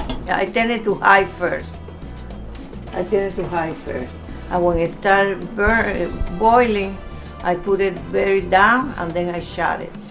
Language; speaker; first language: English; non-native, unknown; Spanish